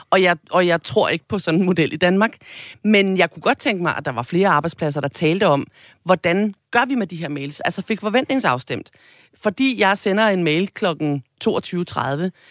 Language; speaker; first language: Danish; native; Danish